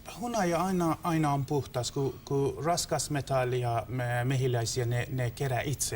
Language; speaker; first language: Finnish; non-native, learner; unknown